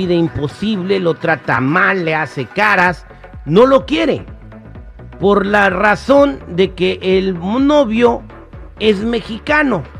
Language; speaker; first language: Spanish; early bilingual, heritage; Spanish